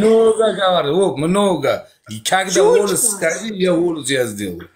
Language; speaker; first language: Russian; non-native, learner; Uzbek